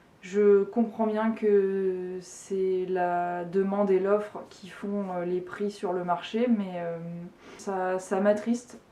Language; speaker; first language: French; native; French